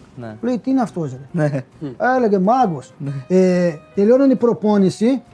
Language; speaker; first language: Greek; non-native, fluent; Portuguese